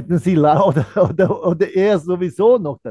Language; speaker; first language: German; non-native, fluent; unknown